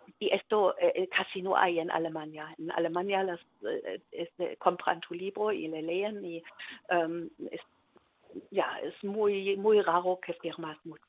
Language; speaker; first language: Spanish; non-native, learner; German